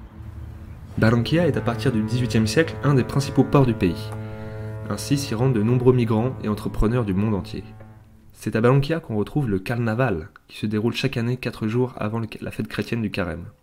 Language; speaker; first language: French; native; French